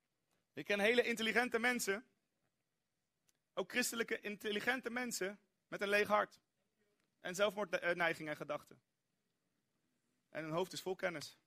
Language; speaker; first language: Dutch; native; Dutch